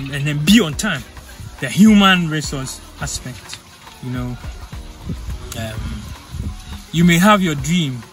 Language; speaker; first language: English; non-native, local second language; Akan